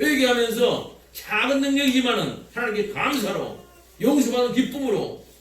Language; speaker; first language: Korean; native; Korean